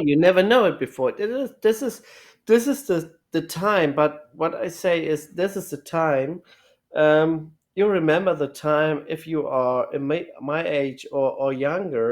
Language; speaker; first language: English; non-native, learner; German